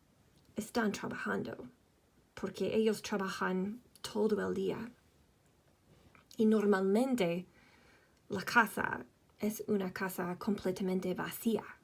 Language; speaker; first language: Spanish; non-native, fluent; English